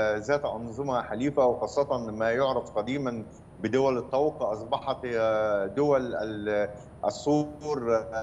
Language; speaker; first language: Arabic; native; Arabic